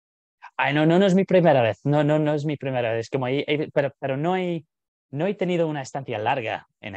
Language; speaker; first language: Spanish; non-native, fluent; English